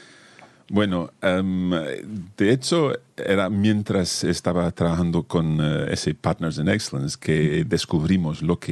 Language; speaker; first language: Spanish; non-native, fluent; English